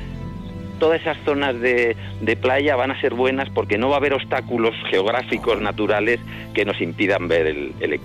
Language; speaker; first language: Spanish; native; Spanish